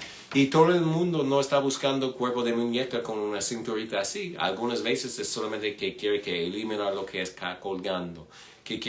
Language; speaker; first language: Spanish; non-native, fluent; English